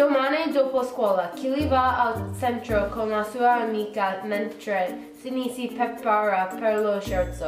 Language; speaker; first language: Italian; non-native, learner; English